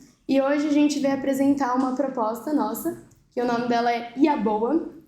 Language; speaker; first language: Portuguese; native; Portuguese